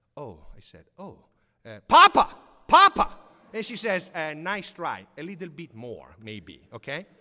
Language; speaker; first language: English; non-native, fluent; Italian